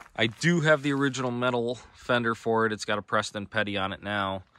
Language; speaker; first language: English; native; English